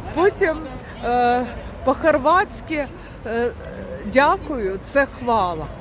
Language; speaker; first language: Ukrainian; native; Ukrainian